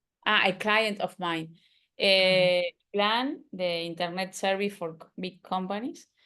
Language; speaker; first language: English; non-native, learner; Spanish